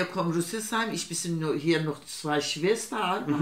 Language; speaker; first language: German; non-native, learner; Turkish